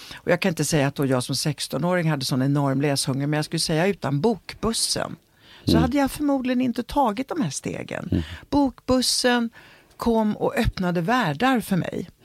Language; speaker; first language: Swedish; early bilingual, other home language; Italian